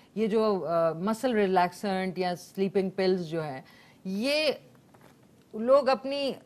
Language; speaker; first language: Urdu; non-native, local second language; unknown